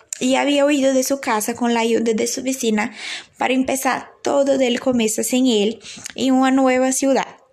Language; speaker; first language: Spanish; non-native, learner; Portuguese